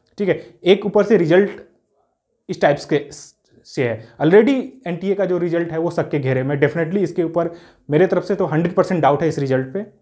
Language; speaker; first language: Hindi; native; Hindi